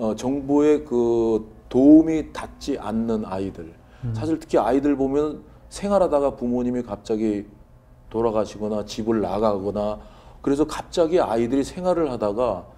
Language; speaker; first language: Korean; native; Korean